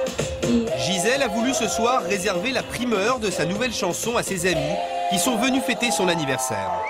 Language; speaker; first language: French; native; French